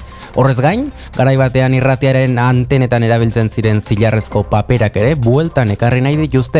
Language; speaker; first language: Basque; native; Basque